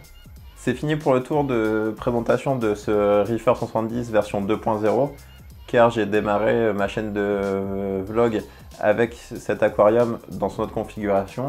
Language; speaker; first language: French; native; French